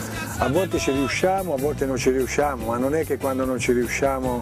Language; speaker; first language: Italian; native; Italian